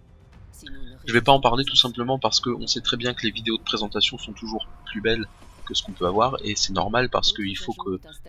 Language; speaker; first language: French; native; French